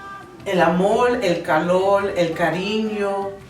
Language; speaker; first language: Spanish; early bilingual, other home language; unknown